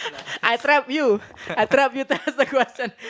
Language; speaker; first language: English; non-native, learner; Indonesian